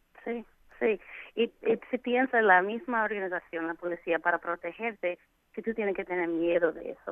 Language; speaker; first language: Spanish; non-native, fluent; English